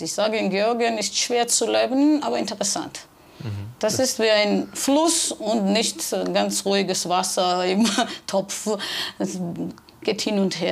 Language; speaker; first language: German; non-native, fluent; Georgian